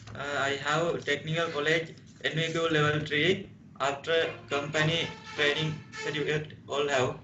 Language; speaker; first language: English; non-native, learner; Sinhala